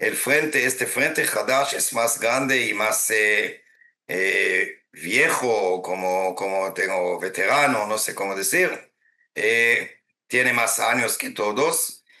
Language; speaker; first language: Spanish; non-native, fluent; Hebrew